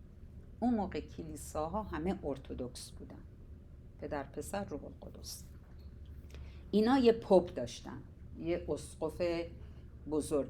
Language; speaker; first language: Persian; native; Persian